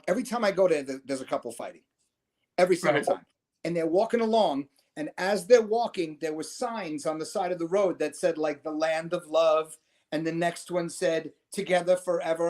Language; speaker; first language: English; native; English